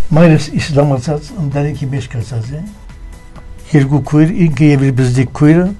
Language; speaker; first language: Armenian; early bilingual, heritage; Armenian